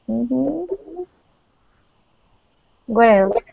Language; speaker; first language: English; non-native, learner; Spanish